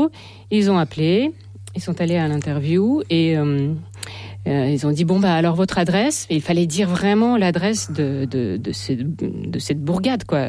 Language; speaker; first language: French; non-native, fluent; Ukrainian